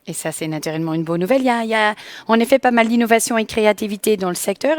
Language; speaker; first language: French; non-native, local second language; Dutch